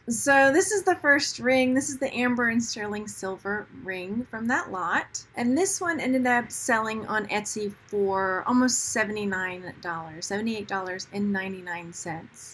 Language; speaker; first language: English; native; English